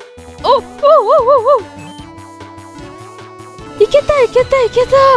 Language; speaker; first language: Japanese; native; Japanese